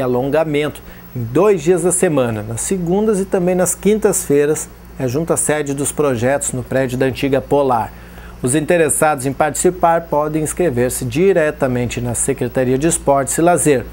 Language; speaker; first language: Portuguese; native; Portuguese